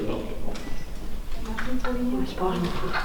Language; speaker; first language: French; native; French